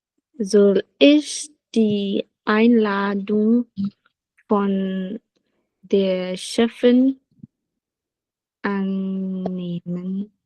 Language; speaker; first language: German; non-native, learner; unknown